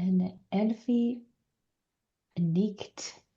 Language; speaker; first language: German; non-native, learner; English